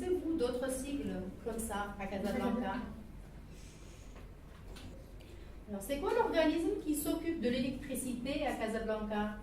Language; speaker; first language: French; non-native, local second language; Arabic